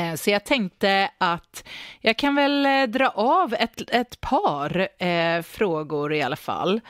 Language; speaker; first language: Swedish; native; Swedish